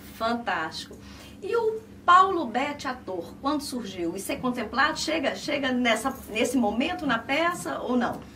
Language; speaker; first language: Portuguese; native; Portuguese